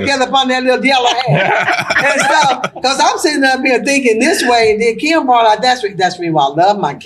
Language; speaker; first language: English; native; English